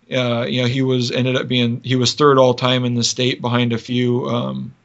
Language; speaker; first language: English; native; English